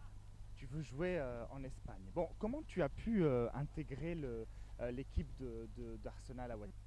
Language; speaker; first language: French; non-native, fluent; Arabic